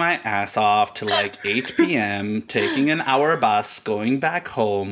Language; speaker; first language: English; non-native, local second language; Urdu